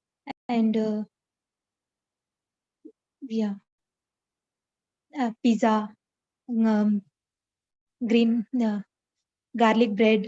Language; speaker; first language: English; non-native, learner; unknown